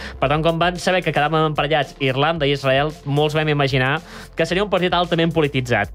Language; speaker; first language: Catalan; native; Catalan